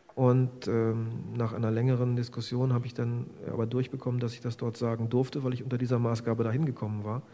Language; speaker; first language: German; native; German